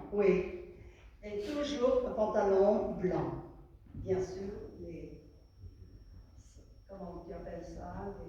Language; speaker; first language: French; non-native, fluent; Vietnamese